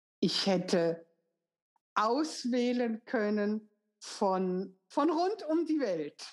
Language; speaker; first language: German; native; German